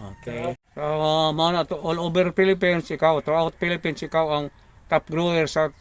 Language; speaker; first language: Filipino; non-native, local second language; Cebuano